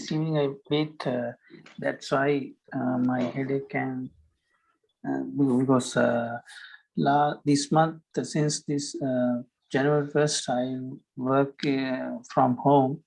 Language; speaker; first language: English; non-native, learner; Sinhala